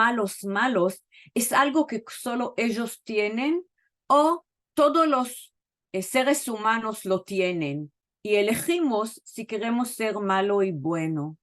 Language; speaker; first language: Spanish; non-native, fluent; Hebrew